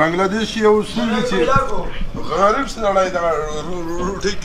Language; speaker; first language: Hindi; non-native, learner; Pashto